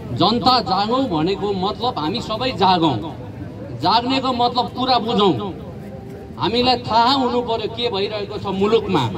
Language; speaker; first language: Nepali; non-native, local second language; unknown